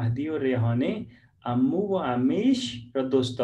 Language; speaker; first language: Persian; non-native, learner; Urdu